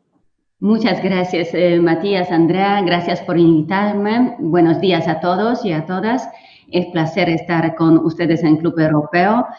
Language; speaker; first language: Spanish; non-native, fluent; Polish